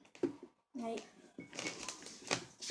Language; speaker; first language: English; native; English